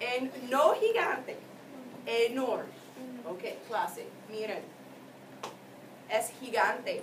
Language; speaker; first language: Spanish; non-native, fluent; English